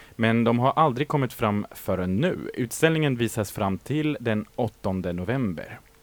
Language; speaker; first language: Swedish; native; Swedish